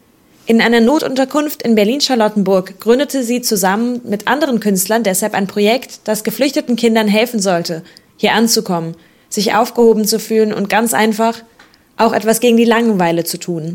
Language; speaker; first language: German; native; German